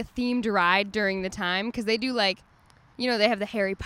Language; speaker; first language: English; native; English